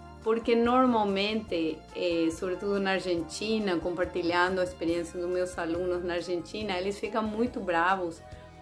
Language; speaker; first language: Portuguese; non-native, fluent; Spanish